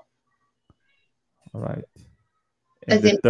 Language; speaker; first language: English; non-native, learner; Portuguese